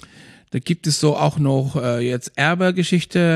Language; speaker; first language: German; non-native, fluent; Spanish